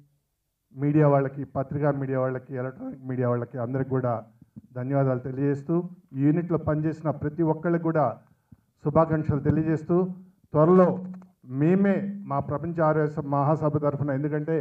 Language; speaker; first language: Telugu; native; Telugu